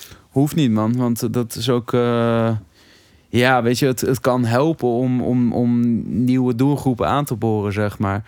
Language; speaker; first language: Dutch; native; Dutch